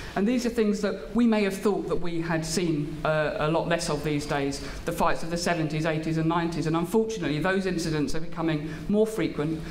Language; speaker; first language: English; native; English